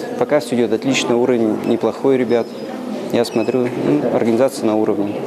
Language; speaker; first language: Russian; native; Russian